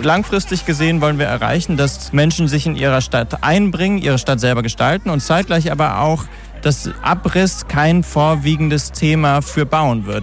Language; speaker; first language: German; native; German